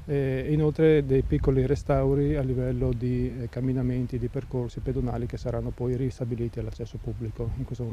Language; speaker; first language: Italian; native; Italian